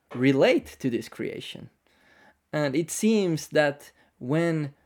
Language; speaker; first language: English; non-native, fluent; Finnish